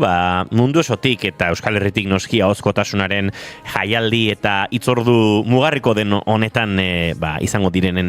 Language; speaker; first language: Basque; native; Basque